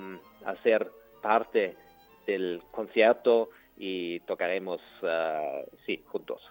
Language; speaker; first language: Spanish; non-native, learner; German